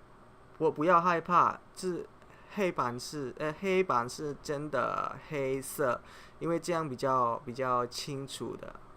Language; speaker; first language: Chinese; non-native, fluent; Indonesian